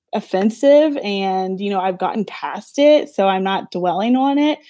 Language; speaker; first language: English; native; English